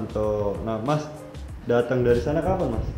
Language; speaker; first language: Indonesian; native; Indonesian